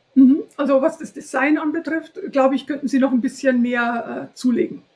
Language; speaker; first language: German; native; German